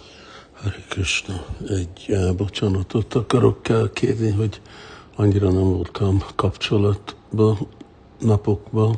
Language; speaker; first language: Hungarian; early bilingual, heritage; Hungarian